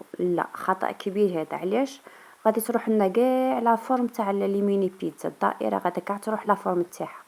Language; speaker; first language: Arabic; native; Arabic